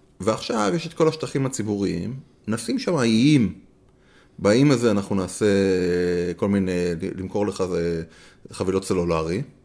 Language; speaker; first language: Hebrew; native; Hebrew